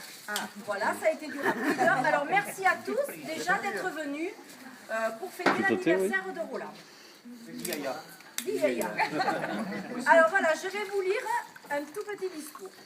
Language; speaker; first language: French; native; French